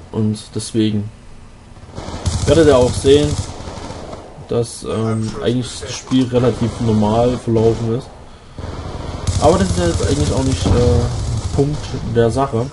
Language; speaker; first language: German; native; German